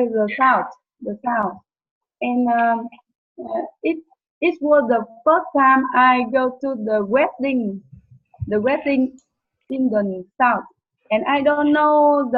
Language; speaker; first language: English; non-native, learner; Vietnamese